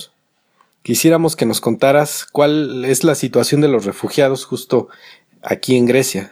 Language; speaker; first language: Spanish; native; Spanish